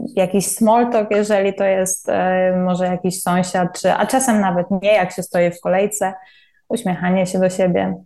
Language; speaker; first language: Polish; native; Polish